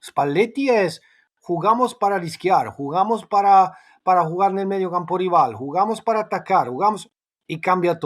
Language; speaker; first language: Spanish; non-native, fluent; Italian